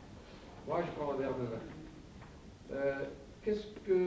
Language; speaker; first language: French; non-native, fluent; English